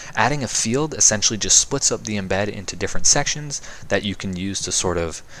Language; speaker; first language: English; native; English